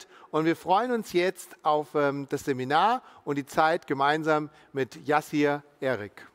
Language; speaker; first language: German; native; German